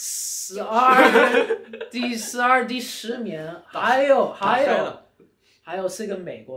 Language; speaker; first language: Chinese; early bilingual, heritage; Chinese